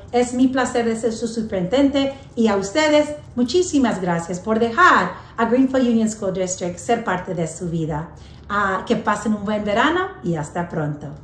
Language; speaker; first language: Spanish; early bilingual, heritage; English